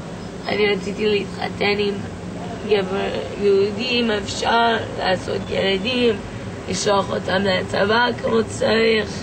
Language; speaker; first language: Hebrew; non-native, fluent; English